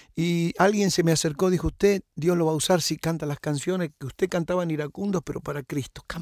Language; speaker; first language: Spanish; native; Spanish